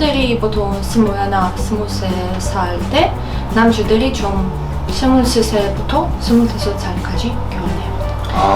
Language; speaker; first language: Korean; non-native, learner; Russian